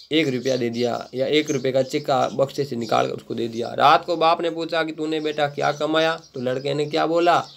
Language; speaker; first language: Hindi; native; Hindi